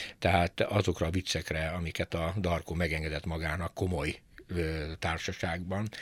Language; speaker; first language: Hungarian; native; Hungarian